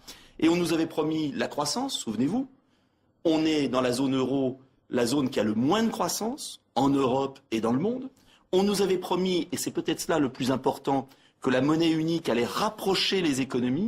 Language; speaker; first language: French; native; French